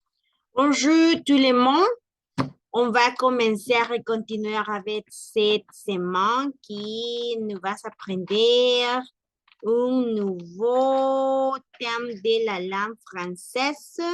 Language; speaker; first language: French; non-native, learner; Spanish